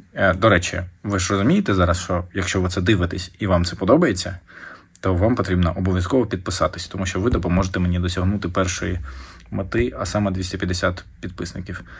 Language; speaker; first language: Ukrainian; non-native, local second language; Russian